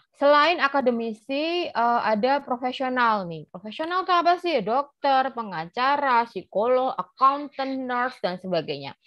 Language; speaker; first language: Indonesian; native; Indonesian